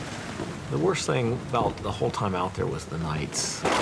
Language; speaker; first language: English; native; English